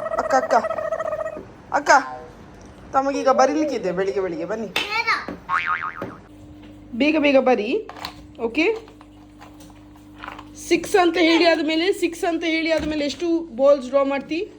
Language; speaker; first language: Kannada; non-native, local second language; Tulu